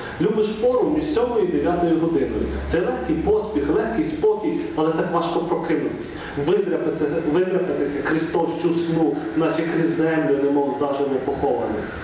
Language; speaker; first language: Ukrainian; native; Ukrainian